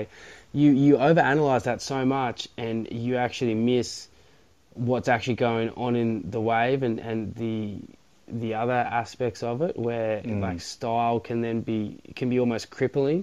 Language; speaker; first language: English; native; English